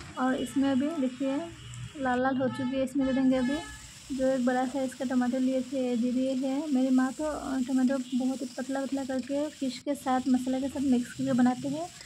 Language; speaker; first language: Hindi; non-native, local second language; Bangla